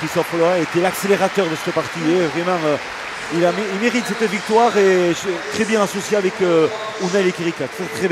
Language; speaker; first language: French; native; French